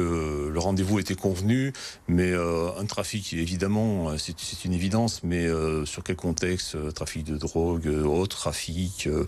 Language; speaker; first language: French; native; French